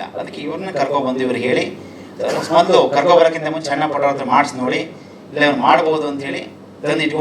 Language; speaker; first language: Kannada; native; Kannada